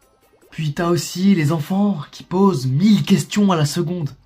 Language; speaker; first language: French; native; French